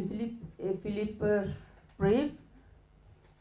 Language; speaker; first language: German; non-native, learner; Thai